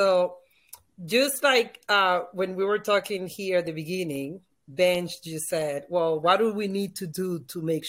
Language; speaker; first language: English; non-native, fluent; Spanish